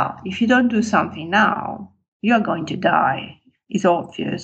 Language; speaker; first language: English; non-native, fluent; Italian